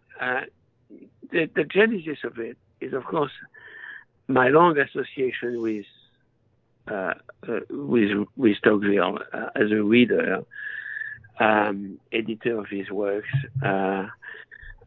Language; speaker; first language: English; non-native, fluent; French